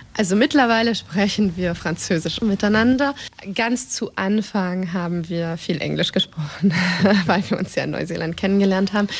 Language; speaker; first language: German; native; German